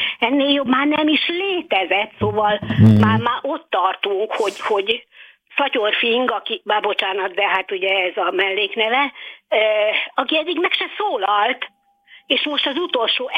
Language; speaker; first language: Hungarian; native; Hungarian